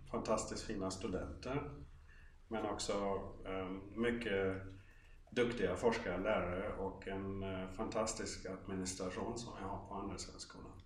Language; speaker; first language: Swedish; non-native, fluent; German